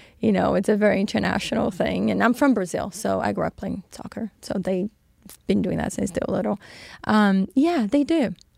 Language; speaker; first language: English; non-native, fluent; Portuguese